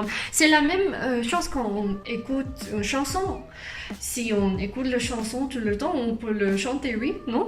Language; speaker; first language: French; non-native, learner; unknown